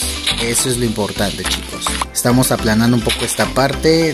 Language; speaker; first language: Spanish; native; Spanish